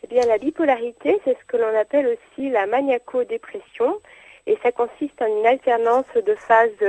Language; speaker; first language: French; native; French